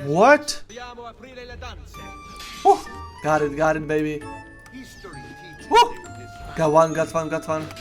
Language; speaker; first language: English; non-native, fluent; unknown